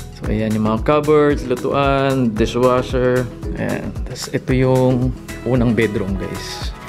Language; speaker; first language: Filipino; native; Filipino